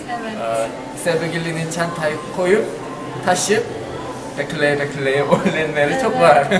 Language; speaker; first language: Turkish; non-native, learner; Korean